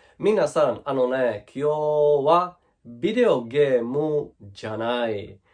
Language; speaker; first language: Japanese; non-native, learner; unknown